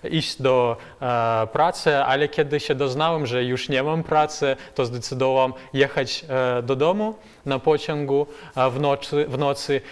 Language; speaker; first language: Polish; non-native, learner; Belarusian